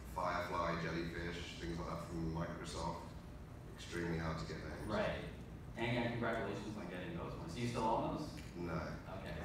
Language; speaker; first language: English; native; English